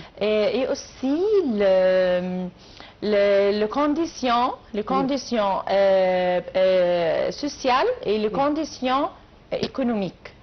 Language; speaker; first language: French; non-native, learner; Arabic